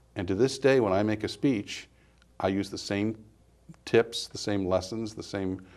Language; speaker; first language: English; native; English